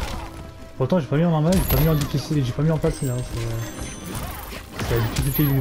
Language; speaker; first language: French; native; French